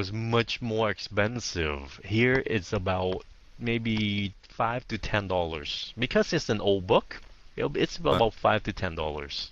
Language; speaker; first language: English; early bilingual, heritage; Vietnamese